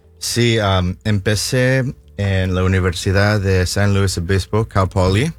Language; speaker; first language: Spanish; early bilingual, heritage; Spanish